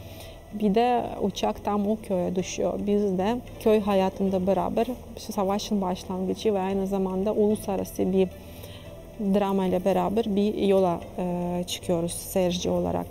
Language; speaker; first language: Turkish; non-native, fluent; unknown